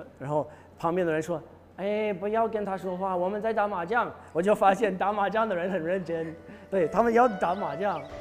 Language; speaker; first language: Chinese; non-native, fluent; English